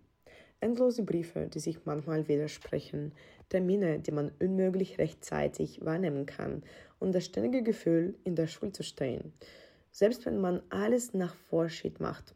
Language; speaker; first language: German; non-native, fluent; Ukrainian